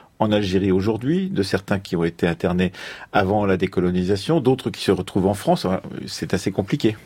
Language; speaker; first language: French; native; French